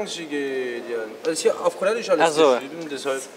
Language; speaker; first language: German; non-native, learner; Korean